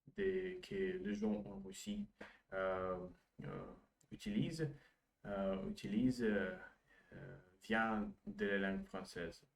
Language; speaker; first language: French; non-native, learner; Russian